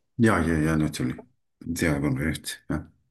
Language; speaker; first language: German; non-native, learner; Turkish